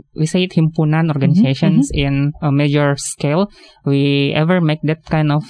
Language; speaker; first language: English; non-native, fluent; Indonesian